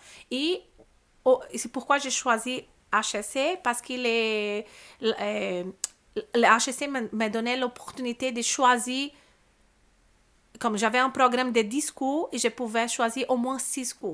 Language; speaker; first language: French; non-native, learner; Portuguese